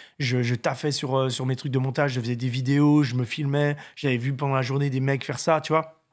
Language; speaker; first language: French; native; French